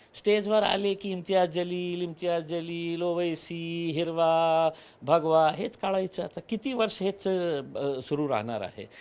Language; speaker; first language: Marathi; non-native, local second language; Urdu